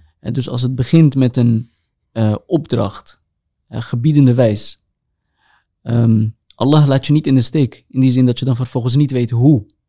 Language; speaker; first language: Dutch; early bilingual, other home language; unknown